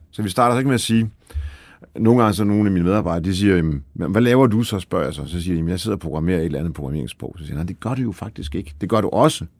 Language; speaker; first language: Danish; early bilingual, other home language; Polish